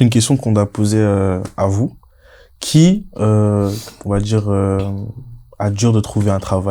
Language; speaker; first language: French; native; French